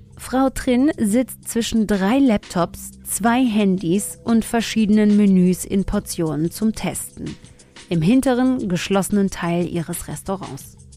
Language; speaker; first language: German; early bilingual, other home language; Tigrinya